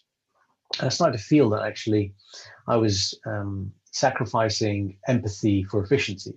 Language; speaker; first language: English; native; English